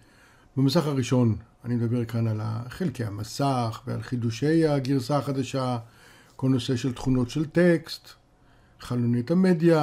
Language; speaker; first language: Hebrew; native; Hebrew